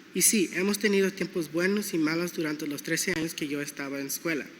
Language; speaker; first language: Spanish; early bilingual, other home language; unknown